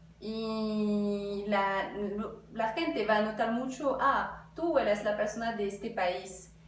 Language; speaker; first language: Spanish; non-native, fluent; French